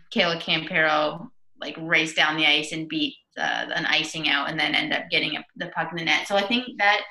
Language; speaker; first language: English; native; English